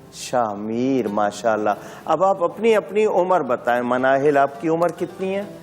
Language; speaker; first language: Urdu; native; Urdu